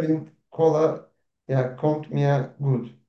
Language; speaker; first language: German; non-native, learner; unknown